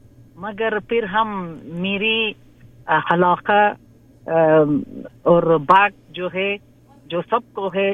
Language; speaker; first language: Hindi; non-native, learner; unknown